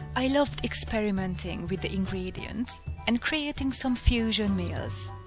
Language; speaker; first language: English; non-native, fluent; Hungarian